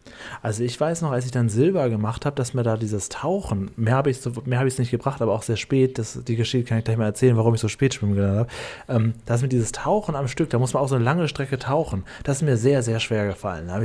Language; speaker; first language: German; native; German